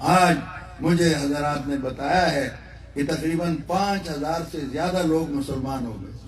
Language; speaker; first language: Urdu; non-native, local second language; Northern Hindko